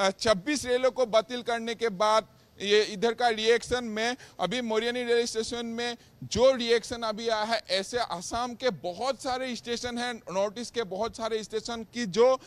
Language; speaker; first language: Hindi; non-native, local second language; Assamese